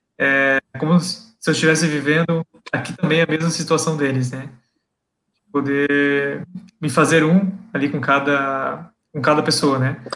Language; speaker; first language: Portuguese; native; Portuguese